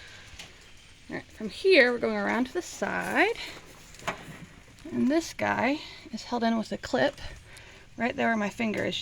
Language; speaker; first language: English; native; English